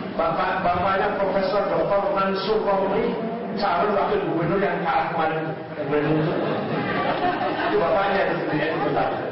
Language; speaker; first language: Indonesian; non-native, local second language; Javanese